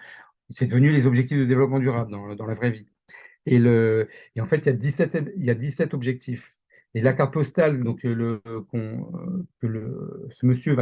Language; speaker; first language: French; native; French